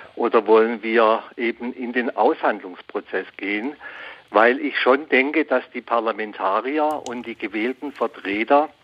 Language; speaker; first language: German; non-native, fluent; Spanish